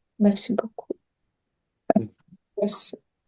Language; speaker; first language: French; non-native, learner; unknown